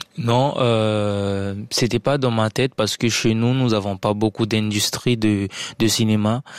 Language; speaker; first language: French; non-native, local second language; Sango